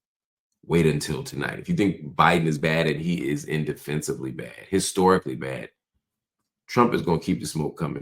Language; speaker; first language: English; native; English